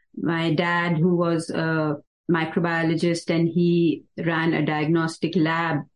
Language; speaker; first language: English; non-native, local second language; Hindi